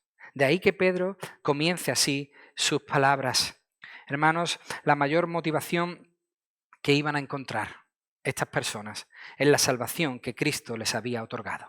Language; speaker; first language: Spanish; native; Spanish